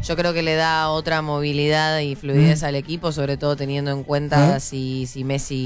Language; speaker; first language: Spanish; native; Spanish